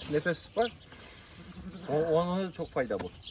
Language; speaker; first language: Turkish; non-native, local second language; Kazakh